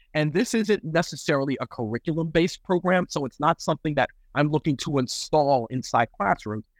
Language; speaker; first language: English; native; English